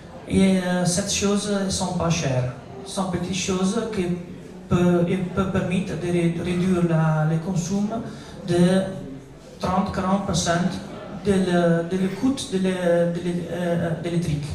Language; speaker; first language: French; non-native, learner; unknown